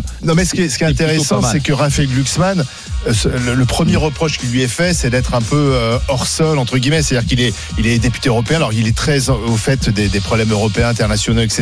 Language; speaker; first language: French; native; French